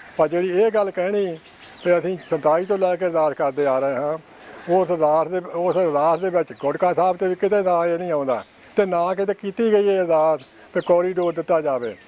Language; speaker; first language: Punjabi; native; Punjabi